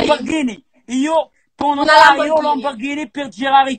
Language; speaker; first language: Italian; non-native, learner; Arabic